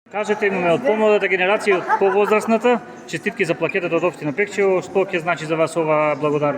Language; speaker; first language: Macedonian; native; Macedonian